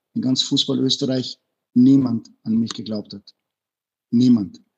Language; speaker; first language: German; early bilingual, other home language; Bosnian